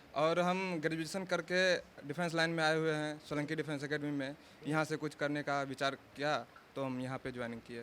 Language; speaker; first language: Hindi; native; Hindi